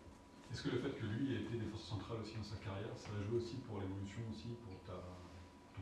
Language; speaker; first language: French; native; French